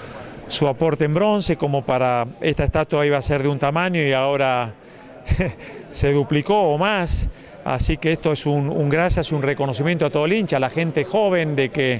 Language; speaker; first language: Spanish; native; Spanish